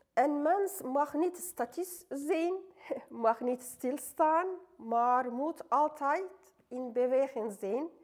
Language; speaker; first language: Dutch; non-native, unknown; Turkish